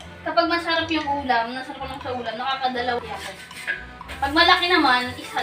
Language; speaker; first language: Filipino; native; Filipino